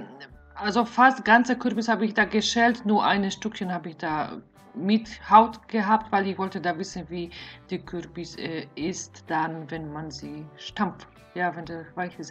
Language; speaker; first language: German; non-native, fluent; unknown